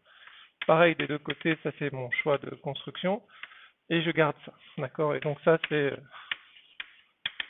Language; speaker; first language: French; native; French